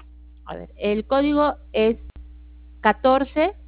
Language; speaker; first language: Spanish; native; Spanish